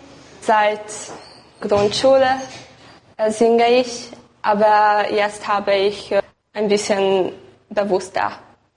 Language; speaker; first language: German; non-native, local second language; Hungarian